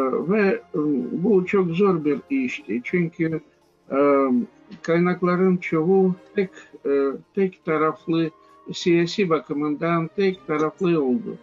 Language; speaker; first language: Turkish; non-native, fluent; Russian